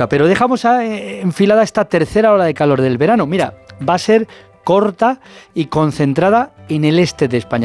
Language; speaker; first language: Spanish; native; Spanish